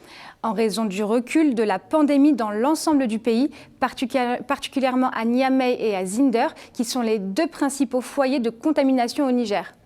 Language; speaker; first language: French; native; French